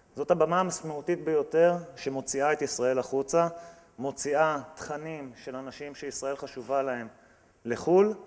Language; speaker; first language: Hebrew; native; Hebrew